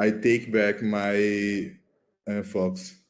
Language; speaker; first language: English; non-native, learner; Portuguese